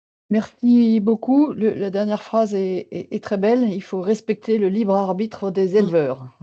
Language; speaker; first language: French; native; French